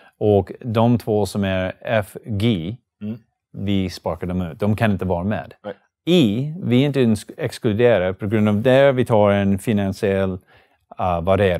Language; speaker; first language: Swedish; non-native, learner; English